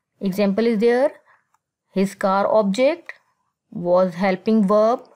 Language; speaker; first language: English; non-native, local second language; Urdu